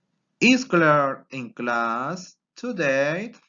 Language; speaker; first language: English; non-native, fluent; Spanish